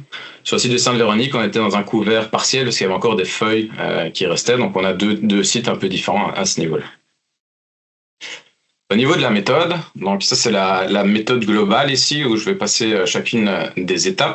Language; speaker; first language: French; native; French